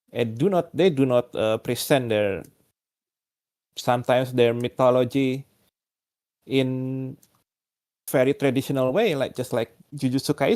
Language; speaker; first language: English; non-native, learner; Indonesian